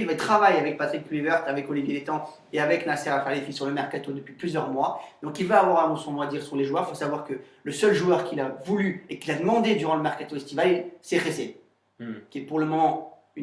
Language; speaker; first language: French; native; French